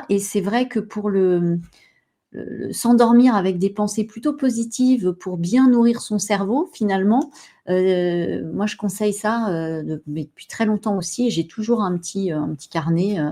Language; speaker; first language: French; native; French